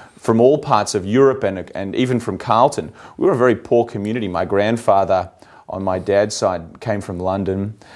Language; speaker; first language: English; native; English